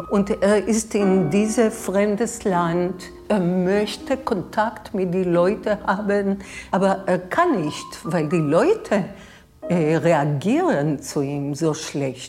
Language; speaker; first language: German; non-native, fluent; Hebrew